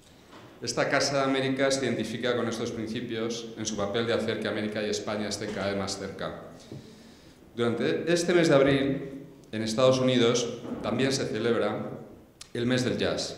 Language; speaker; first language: Spanish; native; Spanish